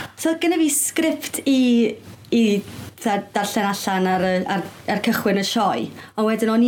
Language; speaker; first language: Welsh; native; Welsh